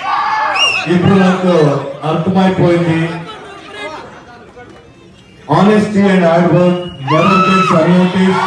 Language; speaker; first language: Telugu; non-native, learner; Kannada